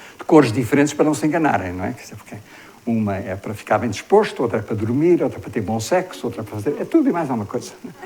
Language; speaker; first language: Portuguese; native; Portuguese